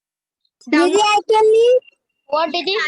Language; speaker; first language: English; non-native, learner; Hindi